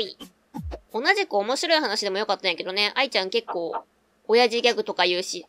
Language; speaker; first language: Japanese; native; Japanese